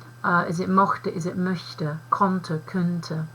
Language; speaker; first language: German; non-native, fluent; English